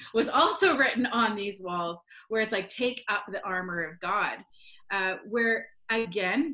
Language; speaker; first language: English; native; English